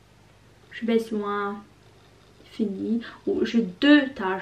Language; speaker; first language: French; non-native, learner; Norwegian